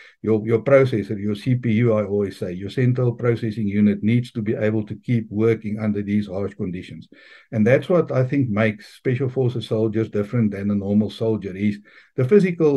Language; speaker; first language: English; non-native, local second language; Afrikaans